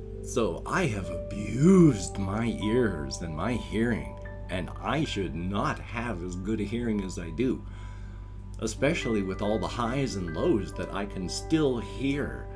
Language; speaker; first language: English; native; English